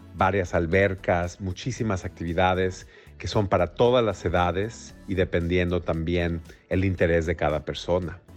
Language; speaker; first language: Spanish; native; Spanish